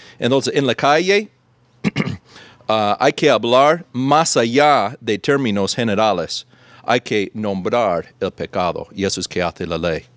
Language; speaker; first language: Spanish; non-native, fluent; English